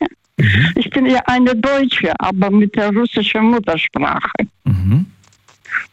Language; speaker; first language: German; non-native, fluent; Russian